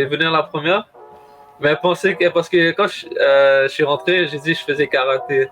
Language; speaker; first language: French; native; French